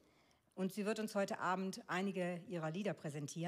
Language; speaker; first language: German; native; German